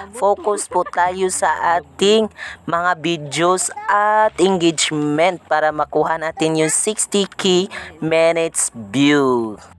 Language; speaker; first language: Filipino; non-native, local second language; Cebuano